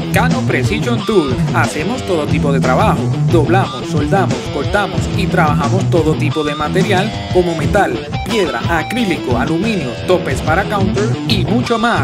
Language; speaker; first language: Spanish; native; Spanish